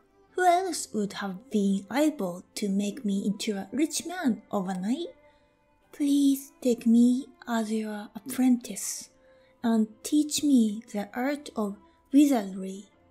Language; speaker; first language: English; non-native, fluent; Japanese